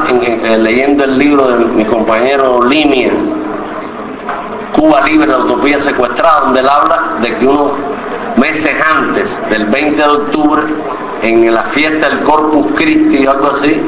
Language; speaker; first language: Spanish; native; Spanish